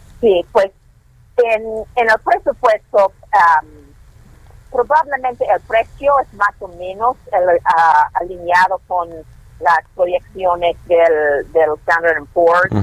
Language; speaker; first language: Spanish; non-native, fluent; English